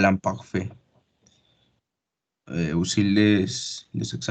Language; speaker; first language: French; non-native, learner; Spanish